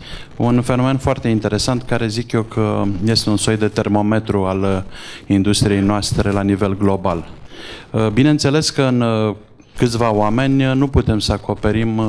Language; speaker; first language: Romanian; native; Romanian